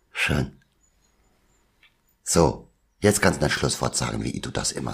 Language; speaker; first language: German; non-native, local second language; Albanian